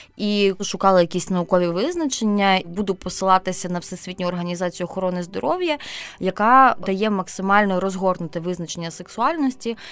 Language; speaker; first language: Ukrainian; native; Ukrainian